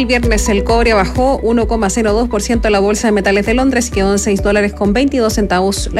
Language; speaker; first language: Spanish; native; Spanish